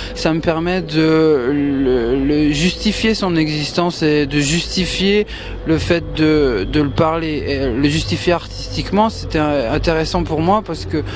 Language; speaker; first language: French; native; French